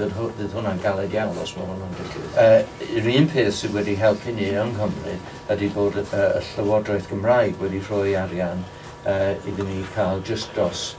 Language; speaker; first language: Welsh; non-native, local second language; English